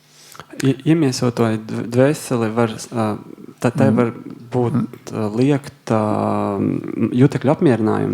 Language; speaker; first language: Latvian; native; Latvian